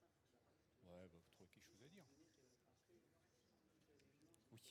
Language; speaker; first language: French; native; French